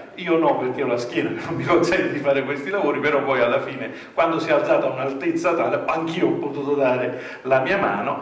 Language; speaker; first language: Italian; native; Italian